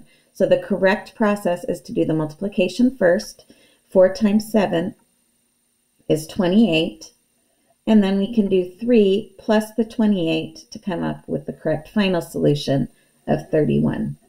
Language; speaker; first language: English; native; English